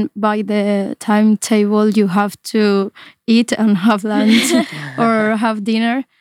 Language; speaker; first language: English; non-native, fluent; Spanish